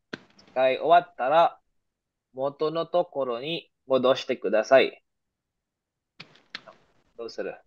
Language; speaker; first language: Japanese; non-native, fluent; Filipino